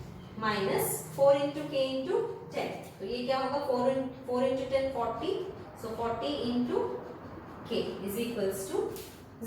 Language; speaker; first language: English; non-native, local second language; Hindi